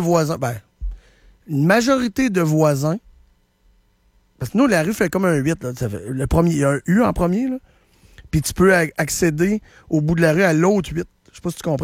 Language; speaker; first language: French; native; French